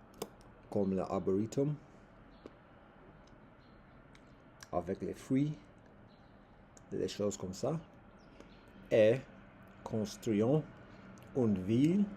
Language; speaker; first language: French; non-native, learner; English